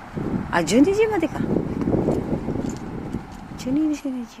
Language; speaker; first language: Japanese; non-native, learner; Filipino